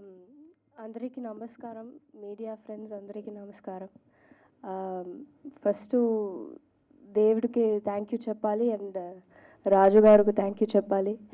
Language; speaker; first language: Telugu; non-native, local second language; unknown